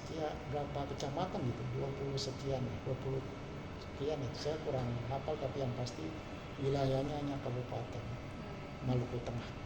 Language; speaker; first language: Indonesian; native; Indonesian